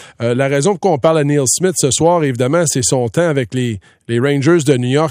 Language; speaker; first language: French; native; French